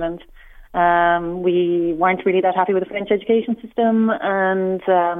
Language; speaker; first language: English; native; English